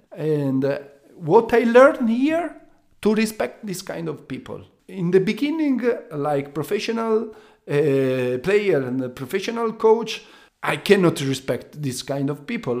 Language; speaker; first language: English; non-native, learner; Italian